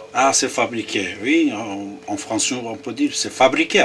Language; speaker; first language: French; non-native, fluent; Persian